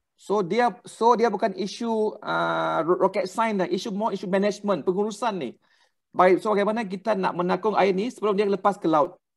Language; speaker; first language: Malay; non-native, local second language; Thai